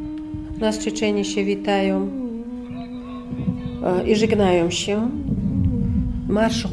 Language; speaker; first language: Polish; non-native, fluent; Chechen